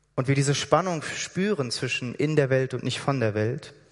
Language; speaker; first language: German; native; German